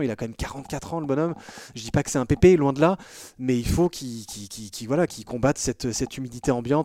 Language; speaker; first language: French; native; French